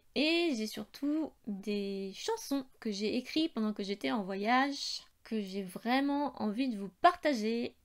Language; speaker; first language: French; native; French